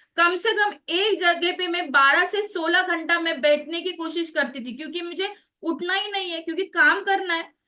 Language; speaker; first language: Hindi; non-native, local second language; Marathi